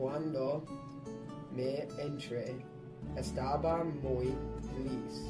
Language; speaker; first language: Spanish; non-native, learner; English